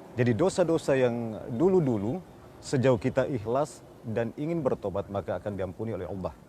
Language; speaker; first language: Indonesian; native; Indonesian